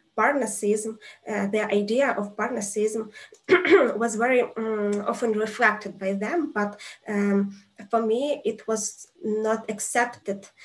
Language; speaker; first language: English; non-native, fluent; Ukrainian